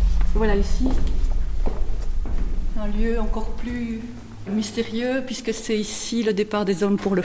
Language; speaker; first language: French; native; French